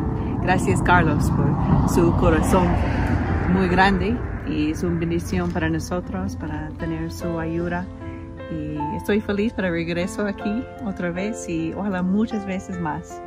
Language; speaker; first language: Spanish; non-native, learner; English